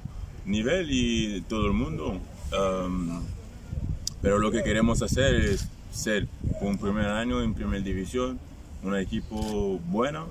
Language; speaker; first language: Spanish; non-native, fluent; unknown